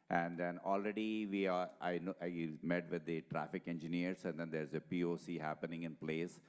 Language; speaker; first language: English; non-native, local second language; Telugu